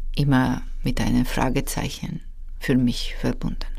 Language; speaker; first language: German; non-native, fluent; Georgian